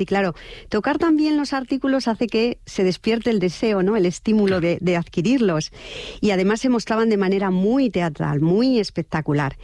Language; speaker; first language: Spanish; native; Spanish